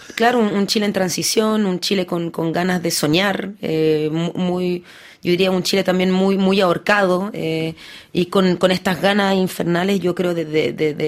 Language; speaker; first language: Spanish; early bilingual, heritage; French